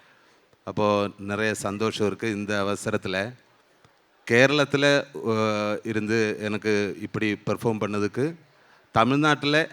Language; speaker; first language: Tamil; non-native, learner; Malayalam